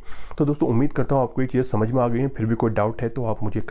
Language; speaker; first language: Hindi; native; Hindi